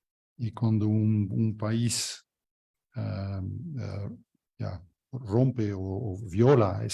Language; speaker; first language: Spanish; non-native, fluent; Dutch